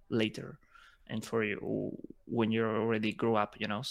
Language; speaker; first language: English; non-native, fluent; Spanish